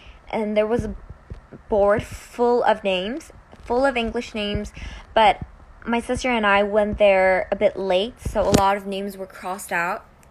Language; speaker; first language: English; early bilingual, other home language; Korean